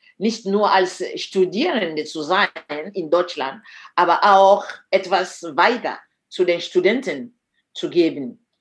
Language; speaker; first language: German; non-native, fluent; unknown